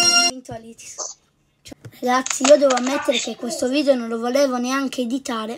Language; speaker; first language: Italian; native; Italian